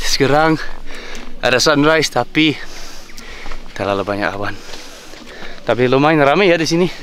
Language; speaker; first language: Indonesian; non-native, fluent; English